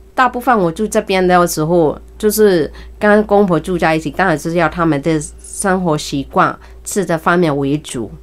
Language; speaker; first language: Chinese; early bilingual, heritage; Chinese